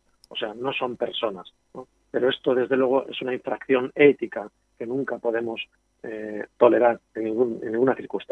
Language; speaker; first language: Spanish; native; Spanish